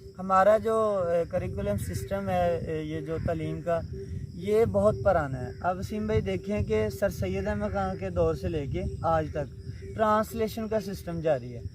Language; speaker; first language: Urdu; non-native, local second language; Punjabi